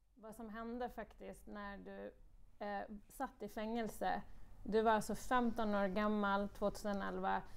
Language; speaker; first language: Swedish; native; Swedish